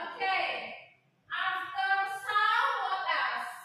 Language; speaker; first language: English; non-native, fluent; Indonesian